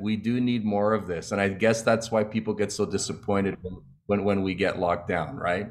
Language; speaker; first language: English; early bilingual, other home language; Italian